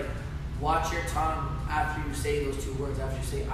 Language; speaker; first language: English; native; English